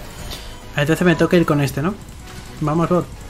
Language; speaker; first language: Spanish; native; Spanish